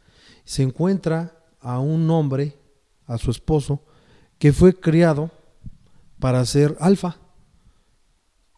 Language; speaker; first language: Spanish; native; Spanish